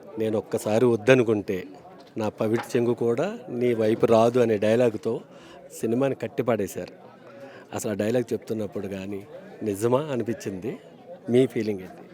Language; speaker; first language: Telugu; native; Telugu